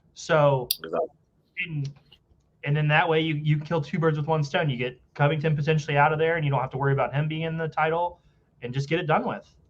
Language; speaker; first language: English; native; English